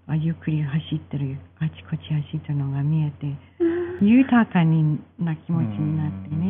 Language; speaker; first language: Japanese; non-native, fluent; English